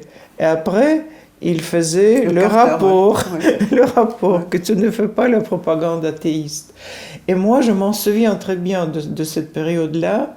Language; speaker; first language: French; non-native, fluent; Russian